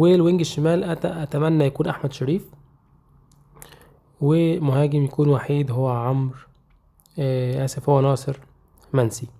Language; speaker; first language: Arabic; native; Arabic